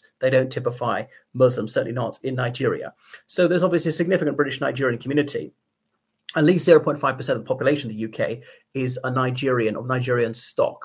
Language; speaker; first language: English; native; English